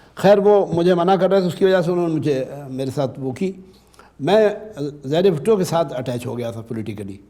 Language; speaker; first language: Urdu; native; Urdu